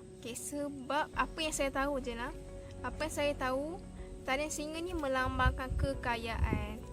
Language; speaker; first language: Malay; native; Malay